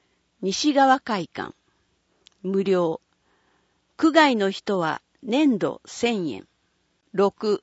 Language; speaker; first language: Japanese; native; Japanese